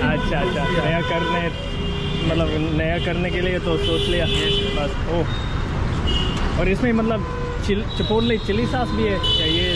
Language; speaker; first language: Hindi; non-native, learner; English